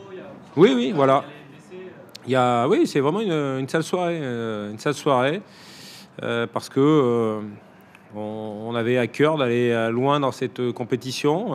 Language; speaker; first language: French; native; French